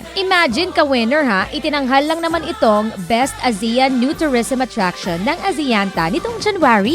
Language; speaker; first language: Filipino; native; Filipino